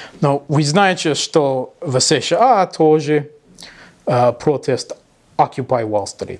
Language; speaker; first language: Russian; non-native, learner; English